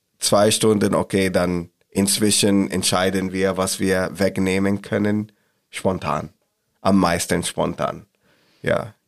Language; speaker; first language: German; non-native, learner; Arabic